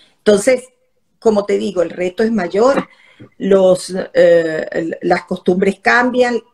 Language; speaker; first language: Spanish; native; Spanish